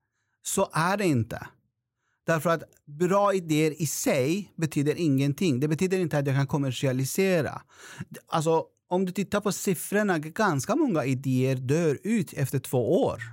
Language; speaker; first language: Swedish; non-native, fluent; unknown